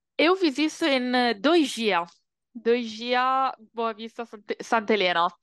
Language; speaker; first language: Portuguese; non-native, learner; Italian